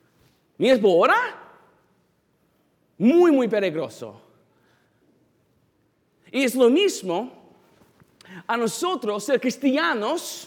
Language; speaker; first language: Spanish; non-native, fluent; English